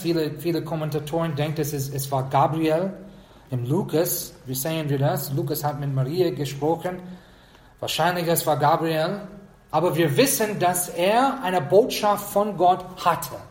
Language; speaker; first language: German; non-native, fluent; English